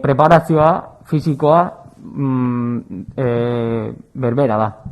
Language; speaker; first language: Basque; non-native, local second language; Spanish